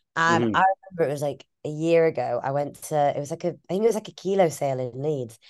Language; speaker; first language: English; native; English